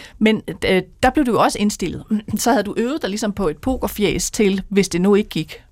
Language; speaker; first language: Danish; native; Danish